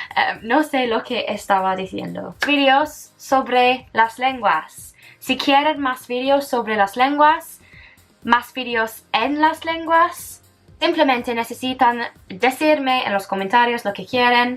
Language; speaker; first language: Spanish; non-native, fluent; English